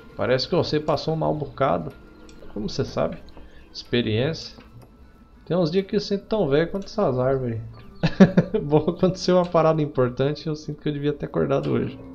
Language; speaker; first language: Portuguese; native; Portuguese